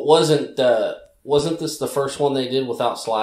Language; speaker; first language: English; native; English